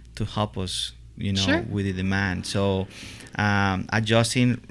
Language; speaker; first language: English; non-native, fluent; Spanish